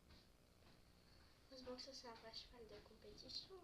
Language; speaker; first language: French; native; French